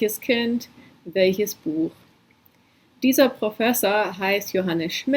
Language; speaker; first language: German; non-native, fluent; English